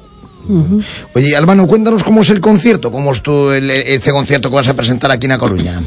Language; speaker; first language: Spanish; native; Spanish